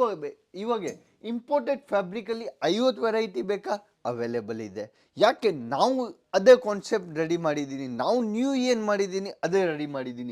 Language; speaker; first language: Kannada; non-native, local second language; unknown